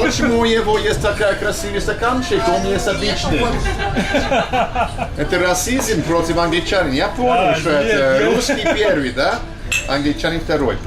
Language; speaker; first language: Russian; non-native, learner; English